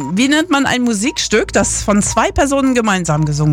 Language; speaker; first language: German; native; German